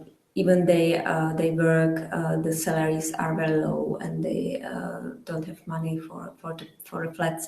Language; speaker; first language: English; non-native, fluent; Czech